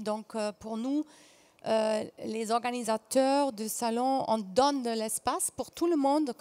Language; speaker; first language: French; non-native, fluent; German